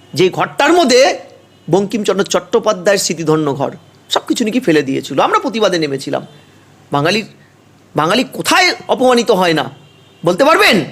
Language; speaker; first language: Bangla; native; Bangla